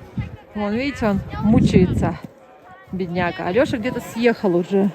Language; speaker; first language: Russian; native; Russian